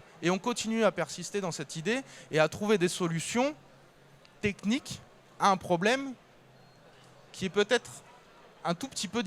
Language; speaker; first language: French; native; French